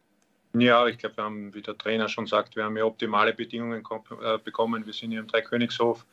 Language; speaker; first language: German; native; German